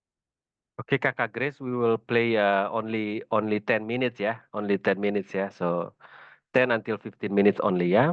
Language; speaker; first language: English; non-native, fluent; Indonesian